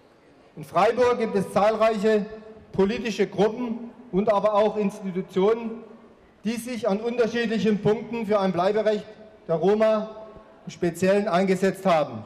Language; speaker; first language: German; native; German